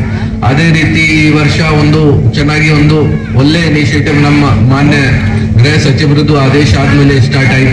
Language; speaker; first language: Kannada; non-native, local second language; Hindi